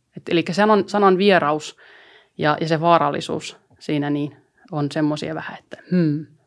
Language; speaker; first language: Finnish; early bilingual, other home language; Albanian